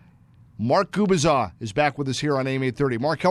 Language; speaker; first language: English; native; English